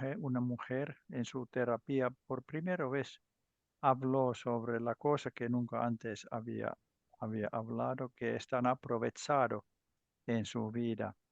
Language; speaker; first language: Spanish; non-native, learner; Finnish